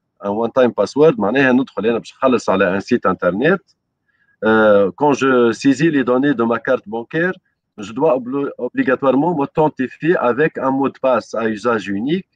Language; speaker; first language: French; non-native, local second language; Arabic